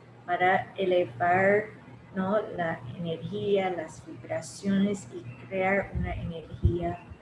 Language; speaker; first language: Spanish; early bilingual, heritage; English